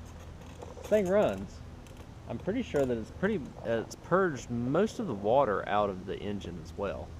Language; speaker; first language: English; native; English